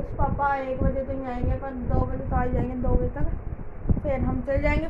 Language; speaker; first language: Hindi; native; Hindi